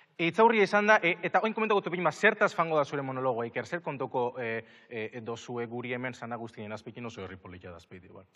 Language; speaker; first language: Basque; native; Basque